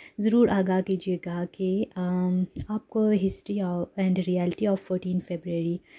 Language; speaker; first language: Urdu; native; Urdu